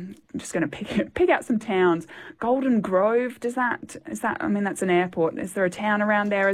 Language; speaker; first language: English; native; English